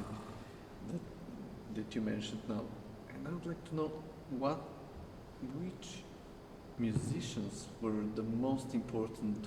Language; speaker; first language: English; non-native, fluent; Slovenian